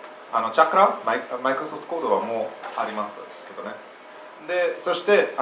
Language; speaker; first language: Japanese; non-native, fluent; English